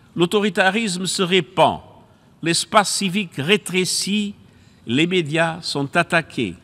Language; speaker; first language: French; non-native, fluent; Portuguese